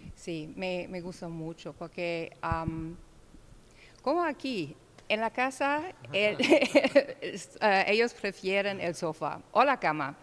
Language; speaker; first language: Spanish; non-native, learner; German